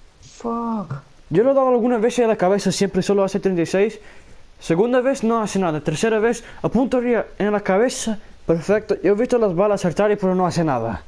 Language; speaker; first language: Spanish; non-native, learner; English